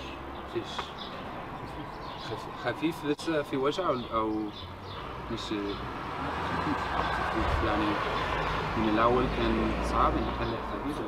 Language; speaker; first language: Arabic; non-native, fluent; English